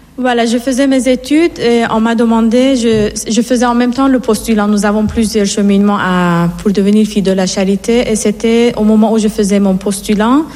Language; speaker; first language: French; non-native, fluent; Persian